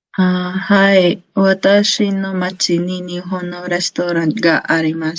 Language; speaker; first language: Japanese; non-native, learner; Filipino